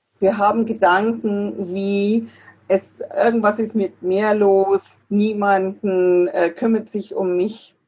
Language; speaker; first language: German; non-native, fluent; English